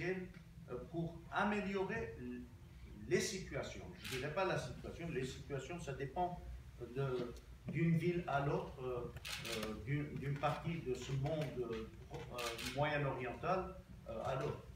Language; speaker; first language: French; non-native, local second language; Armenian